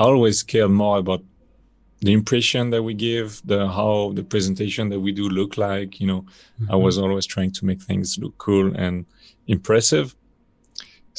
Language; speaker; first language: English; non-native, fluent; French